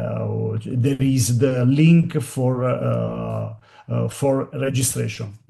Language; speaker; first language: English; non-native, learner; Italian